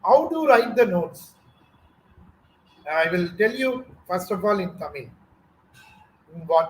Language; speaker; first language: English; non-native, local second language; Tamil